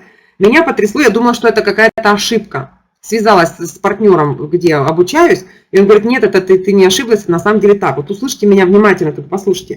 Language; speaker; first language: Russian; native; Russian